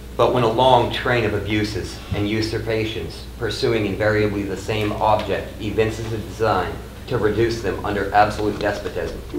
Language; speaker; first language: English; native; English